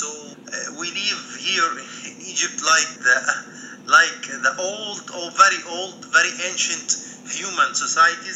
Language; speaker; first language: English; non-native, learner; Arabic